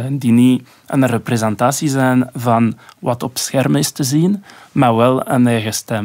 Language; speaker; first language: Dutch; non-native, local second language; French